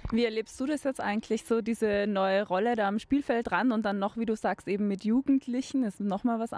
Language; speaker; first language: German; native; German